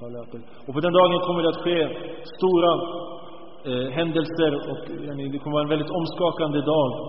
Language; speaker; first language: Swedish; early bilingual, other home language; Arabic